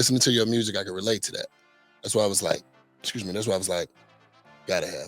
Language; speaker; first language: English; native; English